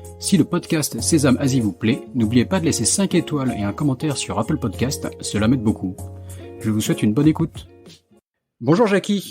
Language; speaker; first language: French; native; French